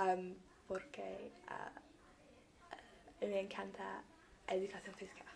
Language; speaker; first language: Spanish; non-native, learner; English